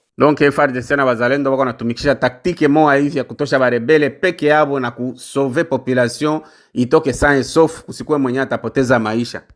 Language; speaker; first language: Swahili; native; Swahili